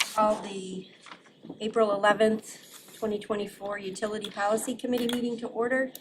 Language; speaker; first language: English; native; English